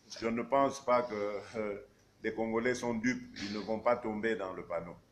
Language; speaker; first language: French; non-native, local second language; Luba-Lulua